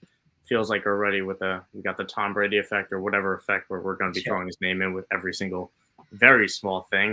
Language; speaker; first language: English; native; English